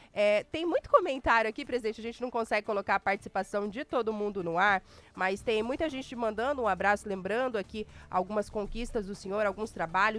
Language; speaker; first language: Portuguese; native; Portuguese